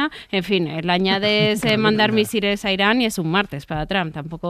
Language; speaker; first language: Spanish; native; Spanish